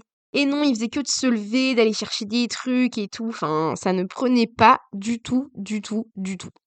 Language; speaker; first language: French; native; French